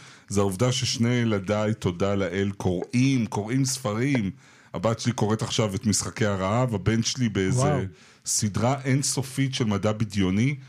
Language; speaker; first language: Hebrew; native; Hebrew